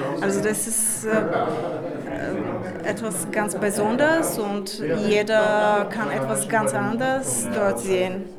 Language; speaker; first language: German; non-native, learner; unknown